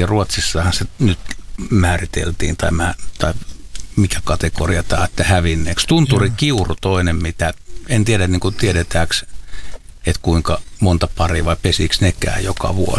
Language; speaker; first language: Finnish; native; Finnish